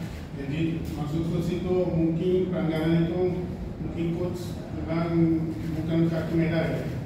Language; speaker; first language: Indonesian; non-native, learner; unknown